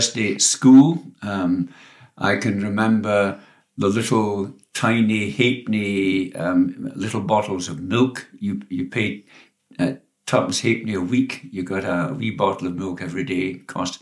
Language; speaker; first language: English; native; English